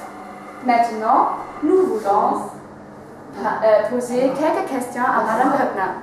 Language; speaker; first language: French; non-native, learner; German